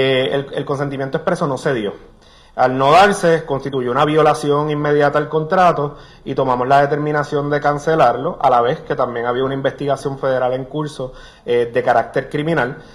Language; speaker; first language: Spanish; native; Spanish